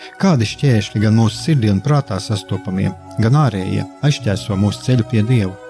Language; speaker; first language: Latvian; native; Latvian